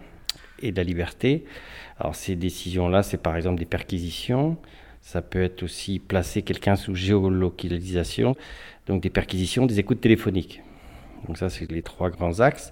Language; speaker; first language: French; native; French